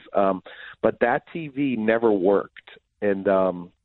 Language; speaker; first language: English; native; English